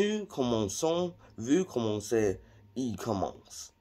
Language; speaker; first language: French; non-native, learner; English